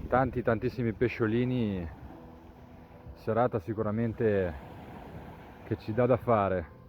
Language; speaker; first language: Italian; native; Italian